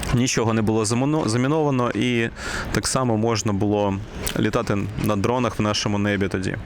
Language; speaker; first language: Ukrainian; non-native, local second language; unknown